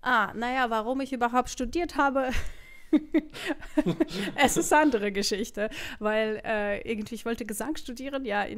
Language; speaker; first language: German; non-native, fluent; Russian